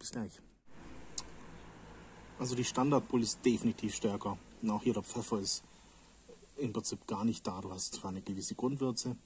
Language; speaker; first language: German; native; German